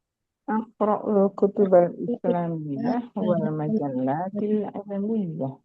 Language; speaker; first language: Arabic; non-native, learner; Indonesian